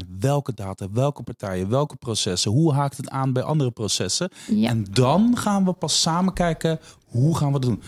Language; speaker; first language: Dutch; native; Dutch